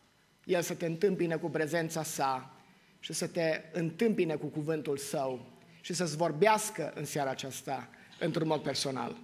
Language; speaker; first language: Romanian; native; Romanian